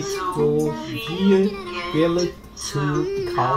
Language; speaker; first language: German; non-native, learner; Chinese